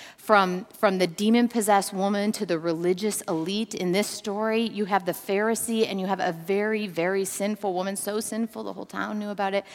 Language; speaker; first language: English; native; English